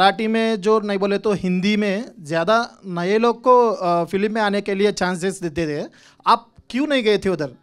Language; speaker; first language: Hindi; non-native, local second language; Telugu